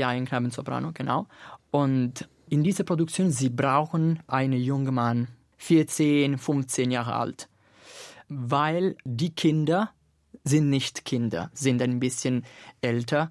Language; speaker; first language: German; non-native, fluent; Italian